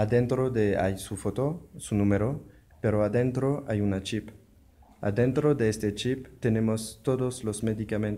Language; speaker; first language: Spanish; non-native, learner; French